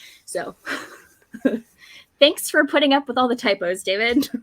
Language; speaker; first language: English; native; English